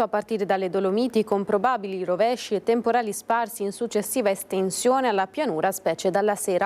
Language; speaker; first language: Italian; native; Italian